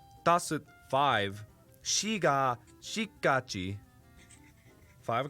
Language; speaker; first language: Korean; non-native, learner; English